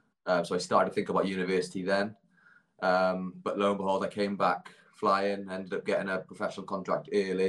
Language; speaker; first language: English; native; English